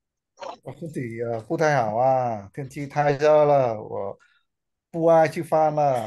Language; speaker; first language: Chinese; non-native, learner; Vietnamese